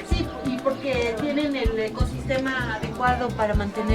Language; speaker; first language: Spanish; native; Spanish